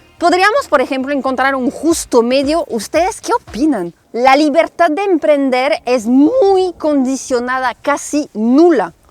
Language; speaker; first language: Spanish; non-native, fluent; French